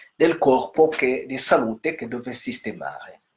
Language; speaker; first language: Italian; non-native, learner; French